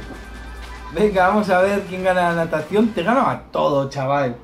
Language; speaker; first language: Spanish; native; Spanish